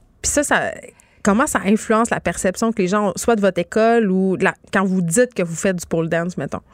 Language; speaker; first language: French; native; French